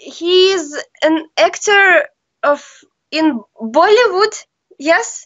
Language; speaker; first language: English; non-native, learner; Russian